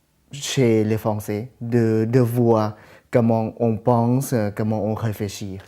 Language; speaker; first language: French; non-native, fluent; Thai